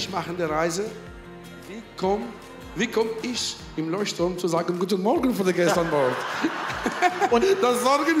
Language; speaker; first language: German; non-native, learner; Portuguese